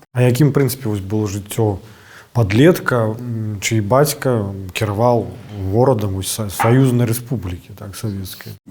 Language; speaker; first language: Belarusian; non-native, local second language; Russian